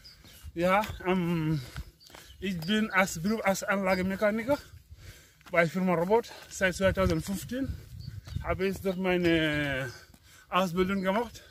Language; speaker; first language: German; non-native, learner; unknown